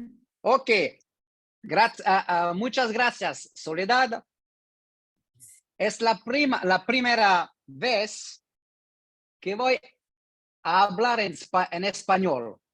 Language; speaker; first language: Spanish; non-native, learner; French